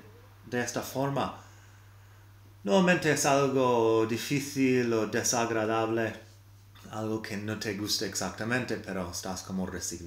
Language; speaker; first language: Spanish; non-native, fluent; English